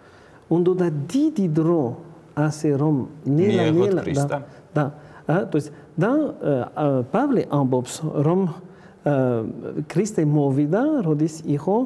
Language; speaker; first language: Georgian; non-native, learner; French